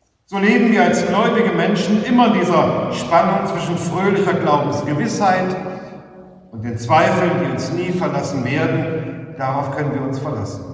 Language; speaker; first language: German; native; German